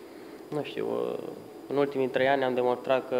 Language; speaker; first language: Romanian; early bilingual, heritage; Romanian